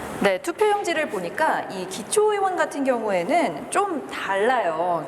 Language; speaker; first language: Korean; native; Korean